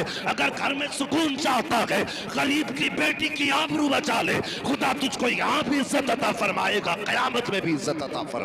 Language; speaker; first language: Urdu; native; Urdu